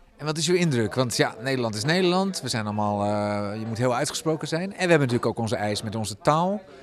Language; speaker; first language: Dutch; native; Dutch